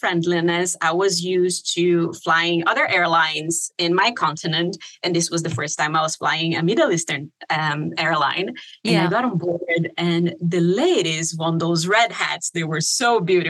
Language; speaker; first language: English; non-native, fluent; Portuguese